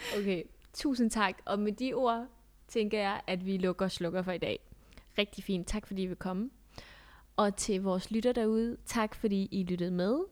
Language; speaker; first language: Danish; early bilingual, other home language; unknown